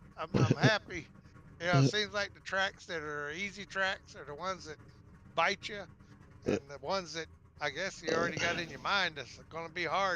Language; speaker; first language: English; native; English